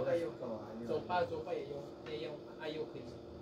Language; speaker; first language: Chinese; non-native, learner; Indonesian